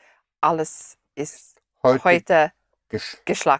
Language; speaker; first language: German; non-native, learner; English